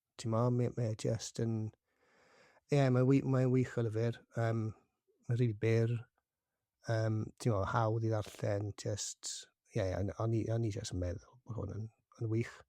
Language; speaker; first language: Welsh; non-native, local second language; English